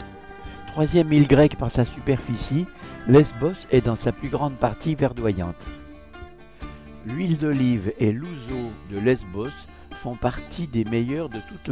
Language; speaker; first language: French; native; French